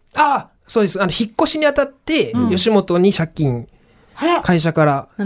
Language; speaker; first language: Japanese; native; Japanese